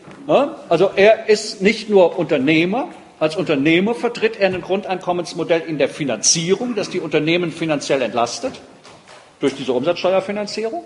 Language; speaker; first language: German; native; German